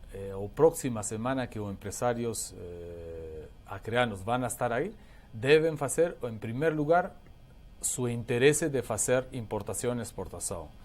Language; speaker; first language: Portuguese; non-native, learner; Spanish